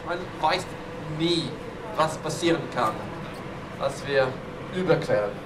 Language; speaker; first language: German; non-native, learner; Norwegian